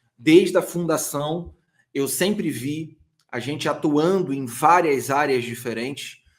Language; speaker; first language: Portuguese; native; Portuguese